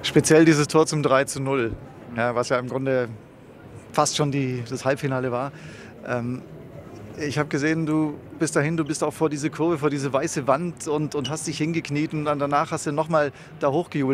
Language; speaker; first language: German; native; German